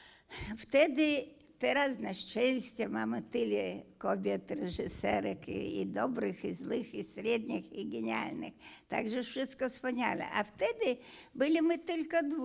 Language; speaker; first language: Polish; non-native, fluent; Hungarian